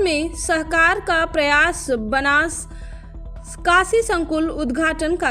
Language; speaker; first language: Hindi; native; Hindi